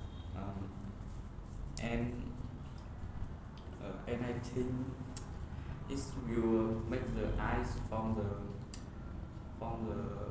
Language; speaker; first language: English; non-native, learner; Vietnamese